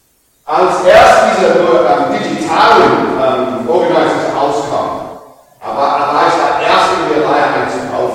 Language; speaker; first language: German; non-native, learner; English